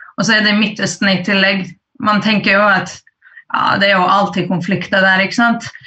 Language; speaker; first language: Norwegian; early bilingual, other home language; Kurdish